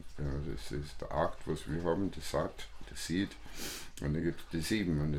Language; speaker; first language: German; non-native, fluent; English